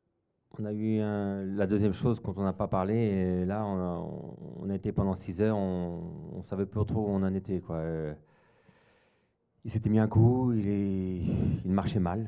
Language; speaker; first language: French; native; French